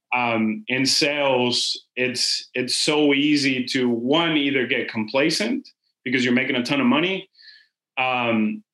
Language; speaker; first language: English; non-native, fluent; Spanish